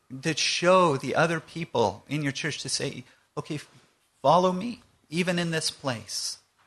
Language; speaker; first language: English; native; English